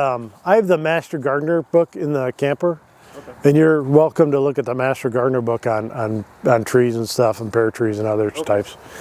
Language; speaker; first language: English; native; English